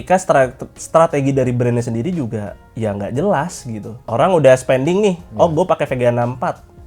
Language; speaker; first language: Indonesian; native; Indonesian